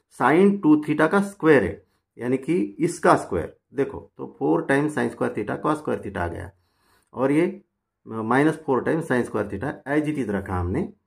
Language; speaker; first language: Hindi; non-native, local second language; Marathi